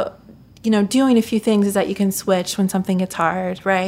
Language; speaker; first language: English; native; English